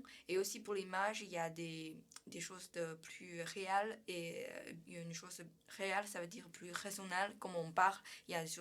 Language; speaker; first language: French; non-native, learner; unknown